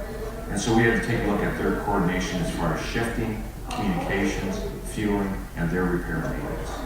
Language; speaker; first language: English; native; English